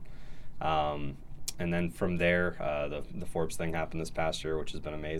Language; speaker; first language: English; native; English